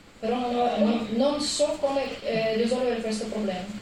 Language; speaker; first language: Italian; non-native, learner; Ukrainian